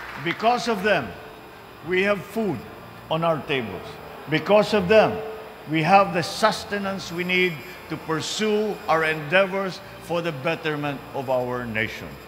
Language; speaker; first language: English; non-native, local second language; Filipino